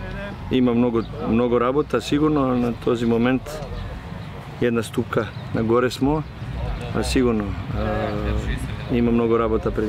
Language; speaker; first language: Bulgarian; non-native, learner; Serbian